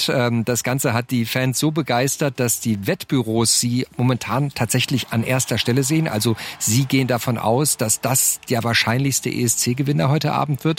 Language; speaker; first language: German; native; German